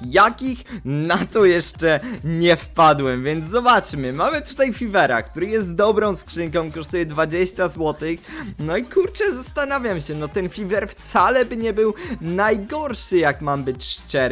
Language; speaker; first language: Polish; native; Polish